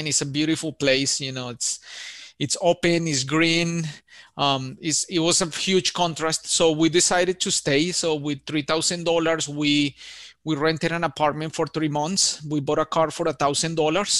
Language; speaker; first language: English; non-native, fluent; Spanish